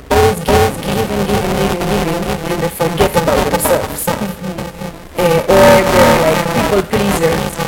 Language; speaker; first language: English; non-native, fluent; Hebrew